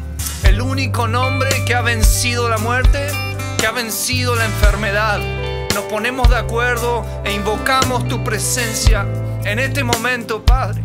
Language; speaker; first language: Spanish; native; Spanish